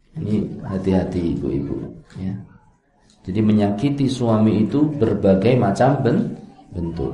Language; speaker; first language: Indonesian; non-native, local second language; Javanese